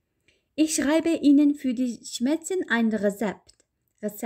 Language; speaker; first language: German; non-native, fluent; Uyghur